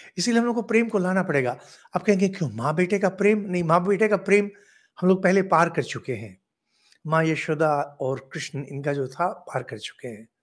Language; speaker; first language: Hindi; non-native, local second language; Bangla